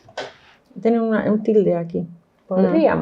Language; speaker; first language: Spanish; non-native, fluent; English